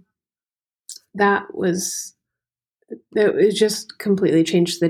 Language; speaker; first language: English; native; English